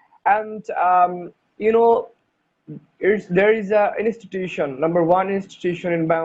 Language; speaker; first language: English; non-native, learner; Bangla